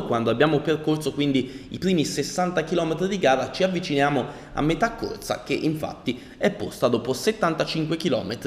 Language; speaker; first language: Italian; native; Italian